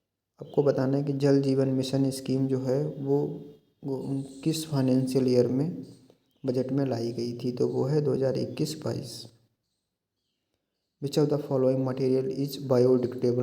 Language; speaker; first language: Hindi; native; Hindi